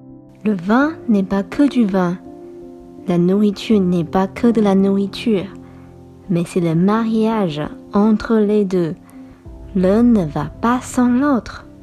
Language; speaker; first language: French; non-native, fluent; Chinese